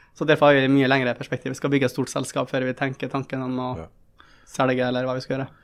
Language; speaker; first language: Norwegian; early bilingual, other home language; Tamil